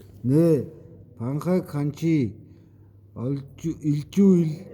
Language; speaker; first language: Korean; non-native, learner; Mongolian